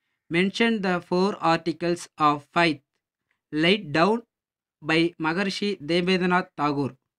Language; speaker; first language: English; non-native, local second language; Tamil